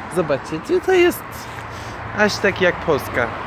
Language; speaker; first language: Polish; non-native, learner; Persian